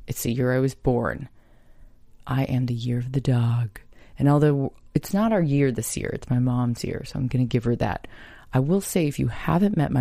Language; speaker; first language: English; native; English